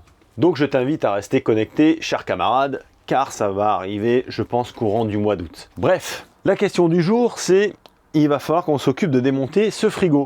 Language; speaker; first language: French; native; French